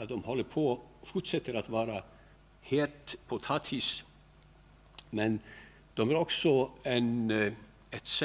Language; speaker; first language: Swedish; non-native, fluent; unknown